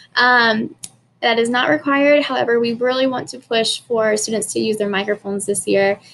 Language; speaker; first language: English; native; English